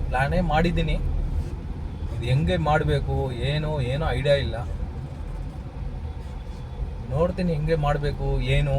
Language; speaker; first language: Kannada; non-native, local second language; Urdu